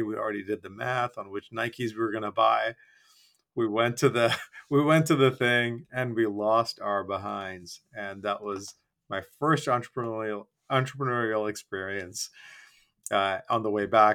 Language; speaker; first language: English; non-native, local second language; Bangla